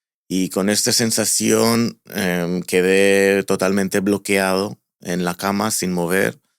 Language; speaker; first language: Spanish; non-native, fluent; Hebrew